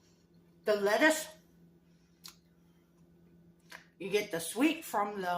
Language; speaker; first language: English; native; English